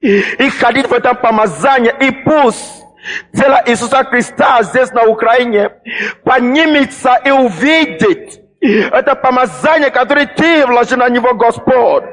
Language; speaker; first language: Russian; non-native, fluent; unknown